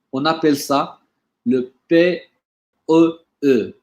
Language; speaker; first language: French; non-native, local second language; Arabic